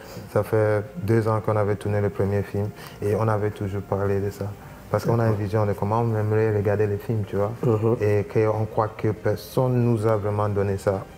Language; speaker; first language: French; non-native, local second language; English